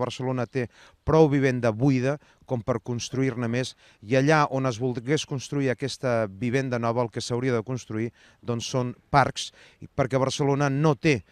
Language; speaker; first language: Catalan; native; Catalan